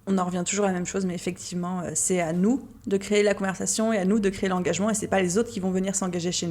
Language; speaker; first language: French; native; French